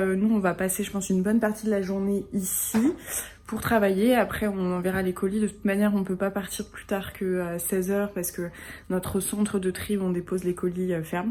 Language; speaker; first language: French; native; French